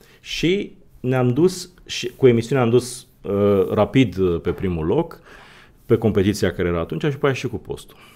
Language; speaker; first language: Romanian; native; Romanian